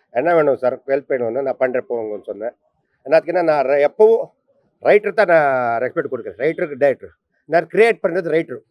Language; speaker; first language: Tamil; non-native, learner; Kannada